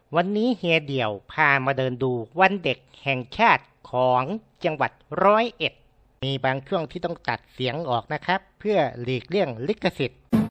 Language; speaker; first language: Thai; native; Thai